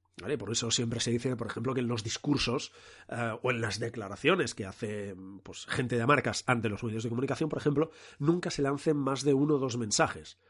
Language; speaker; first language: Spanish; non-native, local second language; Catalan